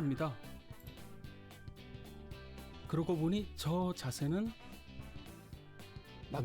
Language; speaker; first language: Korean; native; Korean